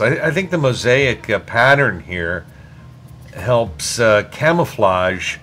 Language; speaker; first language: English; native; English